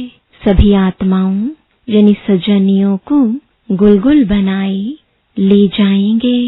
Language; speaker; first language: Hindi; native; Hindi